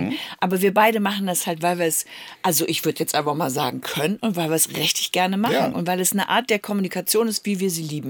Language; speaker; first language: German; native; German